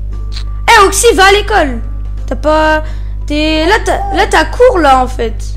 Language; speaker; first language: French; native; French